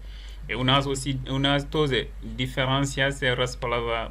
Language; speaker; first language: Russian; non-native, learner; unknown